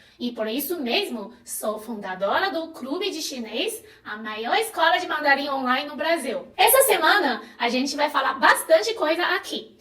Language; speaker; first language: Portuguese; non-native, fluent; Chinese